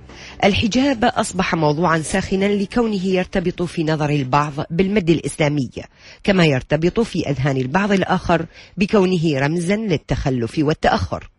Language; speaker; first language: Arabic; native; Arabic